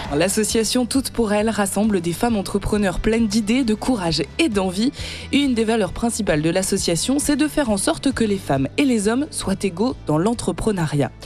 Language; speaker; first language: French; native; French